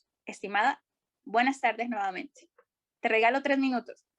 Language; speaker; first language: Spanish; native; Spanish